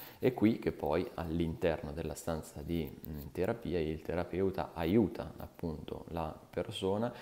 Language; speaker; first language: Italian; native; Italian